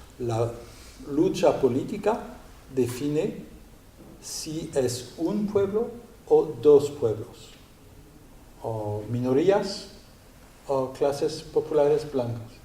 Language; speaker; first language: Spanish; non-native, learner; French